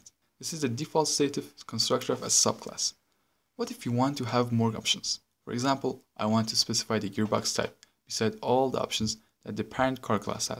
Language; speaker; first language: English; non-native, fluent; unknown